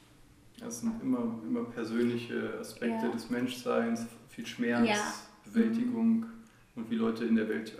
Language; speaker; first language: German; native; German